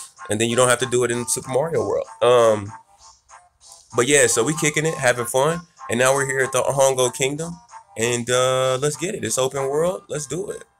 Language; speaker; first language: English; native; English